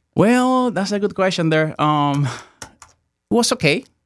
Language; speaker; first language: English; non-native, fluent; Spanish